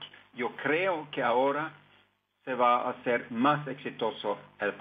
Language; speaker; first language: Spanish; non-native, fluent; Norwegian